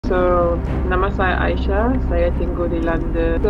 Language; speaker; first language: Indonesian; non-native, learner; English